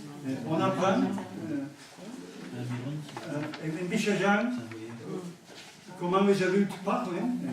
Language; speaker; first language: French; non-native, learner; Catalan